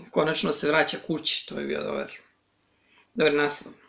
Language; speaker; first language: Serbian; native; Serbian